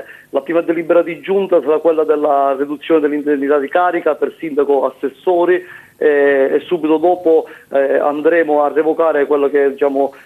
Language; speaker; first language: Italian; native; Italian